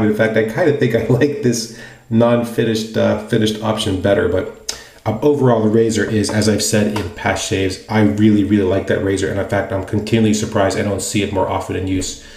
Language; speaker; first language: English; native; English